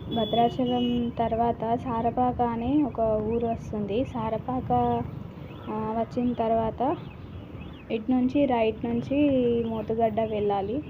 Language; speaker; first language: Telugu; non-native, learner; Marathi